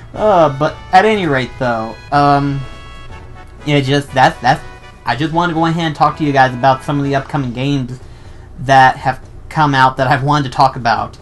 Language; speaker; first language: English; native; English